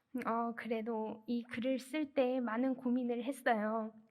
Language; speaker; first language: Korean; non-native, fluent; Persian